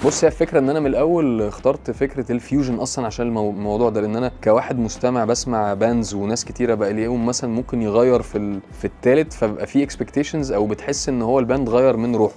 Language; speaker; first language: Arabic; native; Arabic